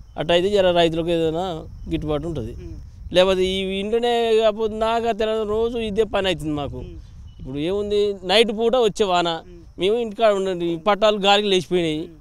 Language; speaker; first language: Telugu; native; Telugu